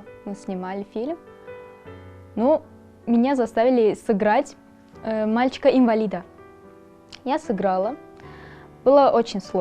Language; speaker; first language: Russian; non-native, local second language; Tajik